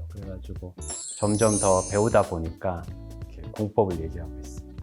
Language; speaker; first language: Korean; native; Korean